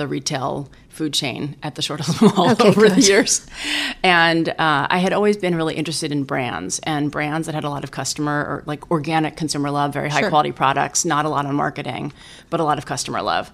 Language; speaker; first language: English; native; English